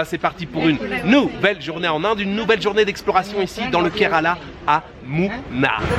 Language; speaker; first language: French; native; French